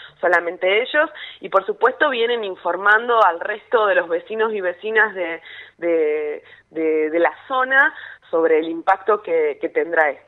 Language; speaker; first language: Spanish; native; Spanish